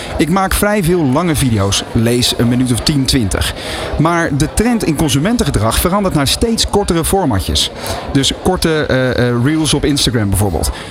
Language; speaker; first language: Dutch; native; Dutch